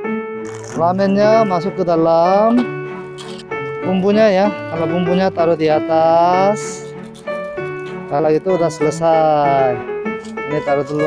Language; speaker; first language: Indonesian; non-native, fluent; Korean